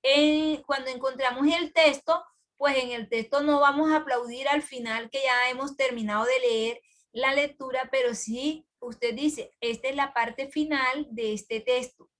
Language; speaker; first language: Spanish; native; Spanish